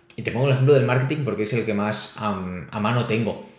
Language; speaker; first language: Spanish; native; Spanish